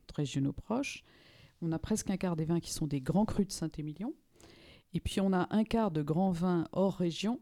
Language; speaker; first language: French; native; French